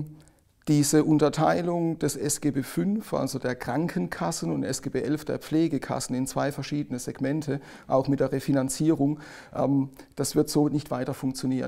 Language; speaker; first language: German; native; German